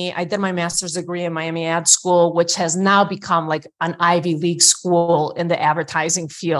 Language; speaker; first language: English; non-native, fluent; Spanish